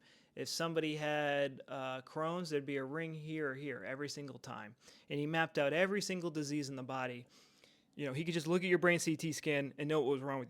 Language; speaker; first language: English; native; English